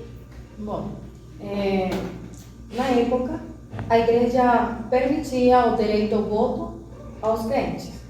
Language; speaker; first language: Portuguese; non-native, fluent; Spanish